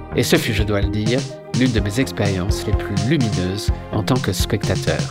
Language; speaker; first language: French; native; French